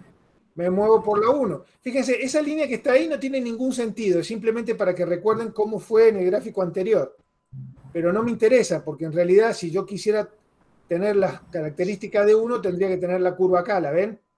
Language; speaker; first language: Spanish; native; Spanish